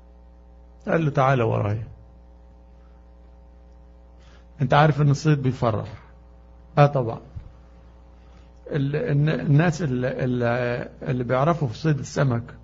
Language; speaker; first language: Arabic; native; Arabic